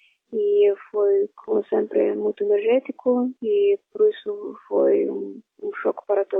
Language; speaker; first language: Portuguese; non-native, fluent; Russian